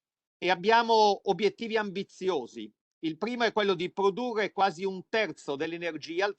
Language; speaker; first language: Italian; native; Italian